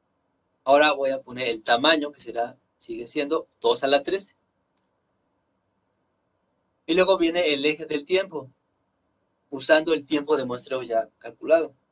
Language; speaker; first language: Spanish; native; Spanish